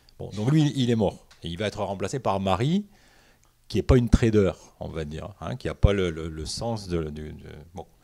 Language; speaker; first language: French; native; French